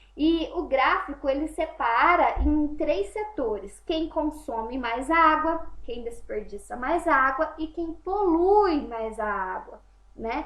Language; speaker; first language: Portuguese; native; Portuguese